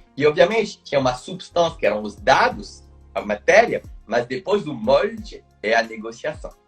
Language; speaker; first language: Portuguese; non-native, fluent; French